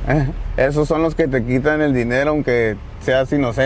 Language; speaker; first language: Spanish; native; Spanish